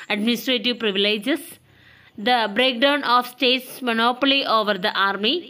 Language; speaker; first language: English; non-native, local second language; Malayalam